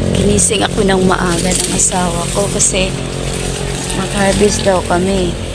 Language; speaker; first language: Filipino; non-native, local second language; Cebuano